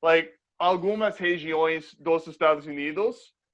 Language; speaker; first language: Portuguese; non-native, fluent; English